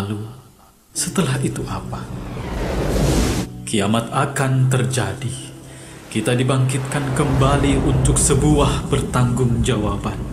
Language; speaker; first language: Indonesian; native; Indonesian